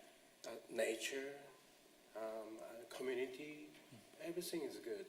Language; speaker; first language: English; non-native, fluent; Japanese